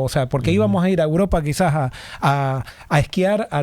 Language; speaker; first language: Spanish; native; Spanish